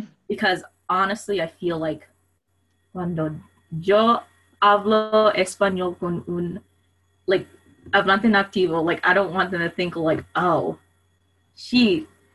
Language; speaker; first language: English; native; English